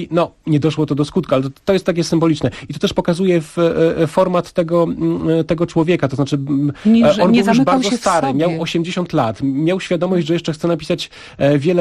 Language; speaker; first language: Polish; native; Polish